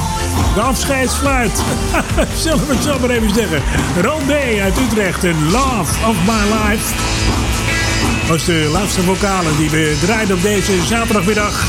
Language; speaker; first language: Dutch; native; Dutch